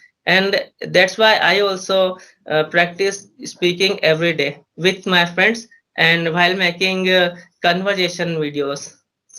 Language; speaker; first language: English; non-native, learner; Hindi